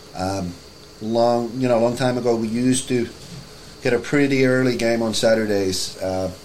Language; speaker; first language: English; non-native, fluent; Finnish